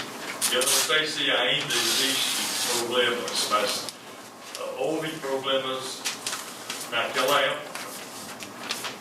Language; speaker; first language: Portuguese; non-native, fluent; English